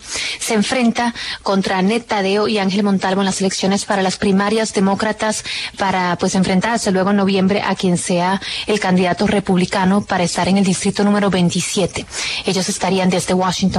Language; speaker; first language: Spanish; native; Spanish